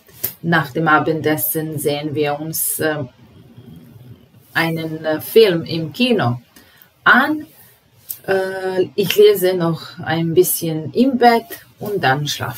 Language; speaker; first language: German; non-native, fluent; Serbian